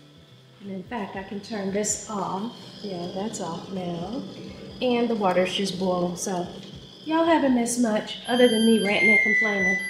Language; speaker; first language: English; native; English